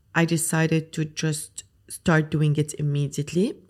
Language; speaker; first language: English; non-native, fluent; Arabic